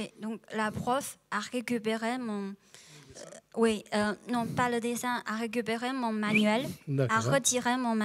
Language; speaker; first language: French; non-native, fluent; Chinese